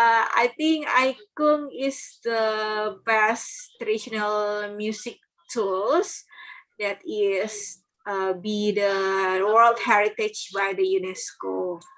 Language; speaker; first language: English; non-native, learner; Indonesian